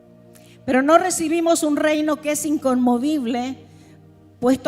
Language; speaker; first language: Spanish; native; Spanish